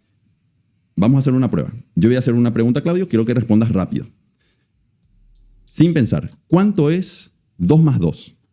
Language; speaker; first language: Spanish; native; Spanish